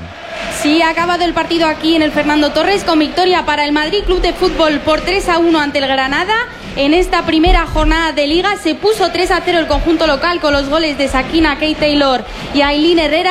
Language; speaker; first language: Spanish; native; Spanish